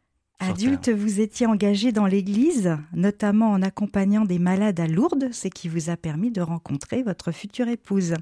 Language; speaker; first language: French; native; French